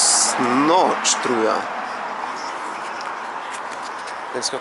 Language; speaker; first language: Swedish; non-native, learner; Russian